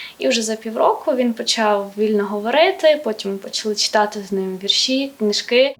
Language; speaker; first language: Ukrainian; native; Ukrainian